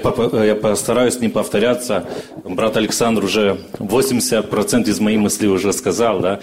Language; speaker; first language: Russian; early bilingual, other home language; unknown